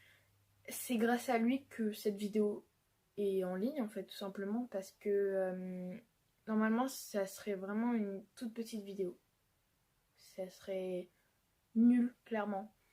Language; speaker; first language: French; native; French